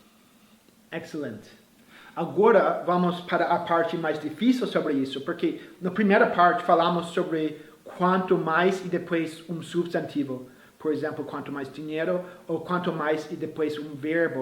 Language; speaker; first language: Portuguese; non-native, fluent; English